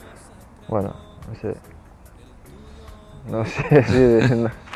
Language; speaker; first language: Spanish; non-native, fluent; French